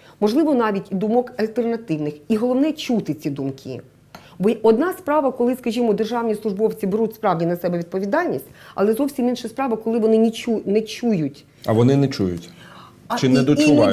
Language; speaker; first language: Ukrainian; native; Ukrainian